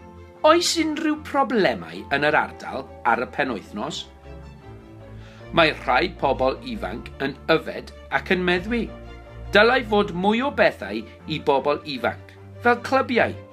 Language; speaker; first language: Welsh; non-native, local second language; English